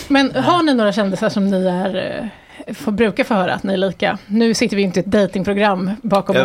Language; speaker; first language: Swedish; native; Swedish